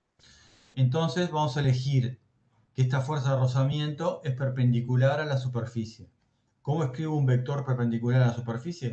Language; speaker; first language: Spanish; native; Spanish